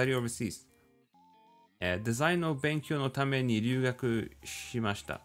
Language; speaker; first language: Japanese; non-native, learner; English